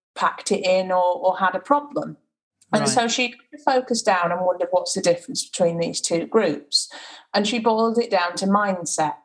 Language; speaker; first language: English; native; English